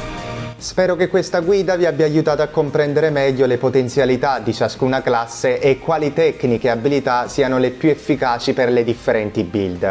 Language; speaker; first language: Italian; native; Italian